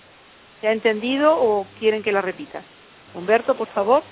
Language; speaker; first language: Spanish; native; Spanish